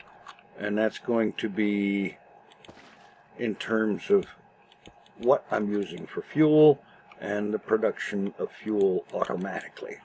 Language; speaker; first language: English; native; English